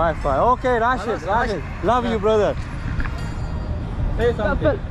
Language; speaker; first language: English; non-native, local second language; Urdu